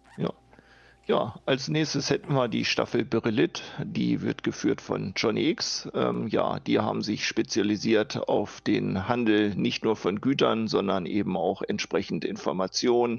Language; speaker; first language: German; native; German